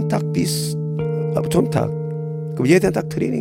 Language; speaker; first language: German; non-native, learner; Korean